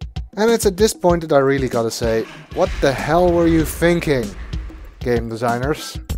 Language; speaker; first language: English; native; English